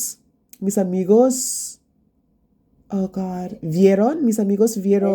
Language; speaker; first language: Spanish; non-native, learner; English